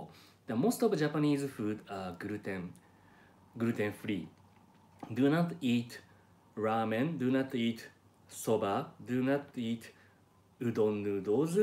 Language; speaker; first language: English; non-native, learner; Japanese